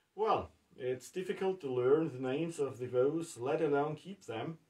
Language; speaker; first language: English; non-native, fluent; German